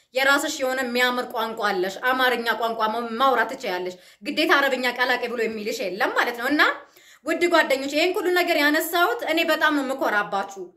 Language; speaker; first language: Amharic; native; Amharic